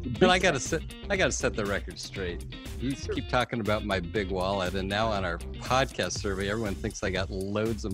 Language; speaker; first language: English; native; English